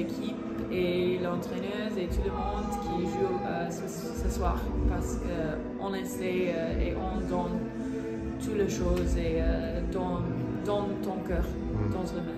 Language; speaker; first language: French; non-native, learner; English